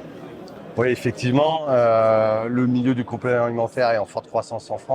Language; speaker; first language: French; native; French